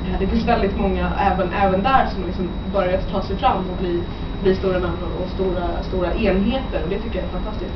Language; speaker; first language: Swedish; native; Swedish